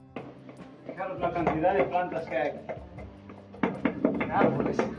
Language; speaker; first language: Spanish; native; Spanish